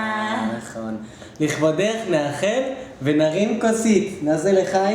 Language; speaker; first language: Hebrew; native; Hebrew